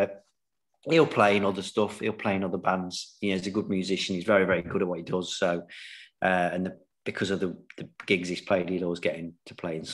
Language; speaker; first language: English; native; English